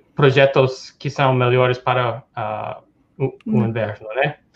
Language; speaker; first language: Portuguese; non-native, fluent; English